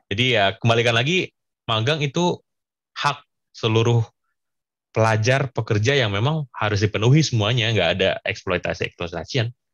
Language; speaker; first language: Indonesian; native; Indonesian